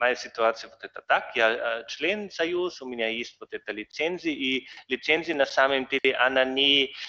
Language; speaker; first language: Russian; non-native, learner; German